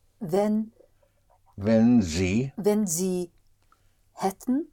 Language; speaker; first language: German; non-native, learner; English